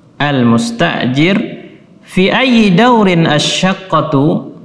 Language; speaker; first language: Arabic; non-native, fluent; Indonesian